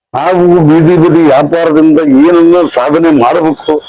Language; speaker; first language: Kannada; native; Kannada